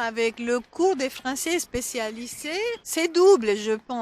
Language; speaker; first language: French; non-native, fluent; Spanish